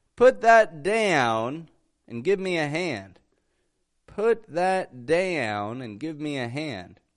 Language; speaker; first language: English; native; English